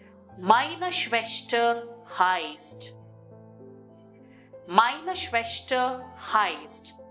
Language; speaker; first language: German; non-native, learner; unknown